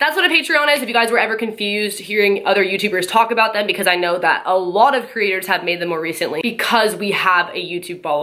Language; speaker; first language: English; native; English